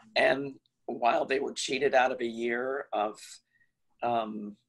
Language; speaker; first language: English; native; English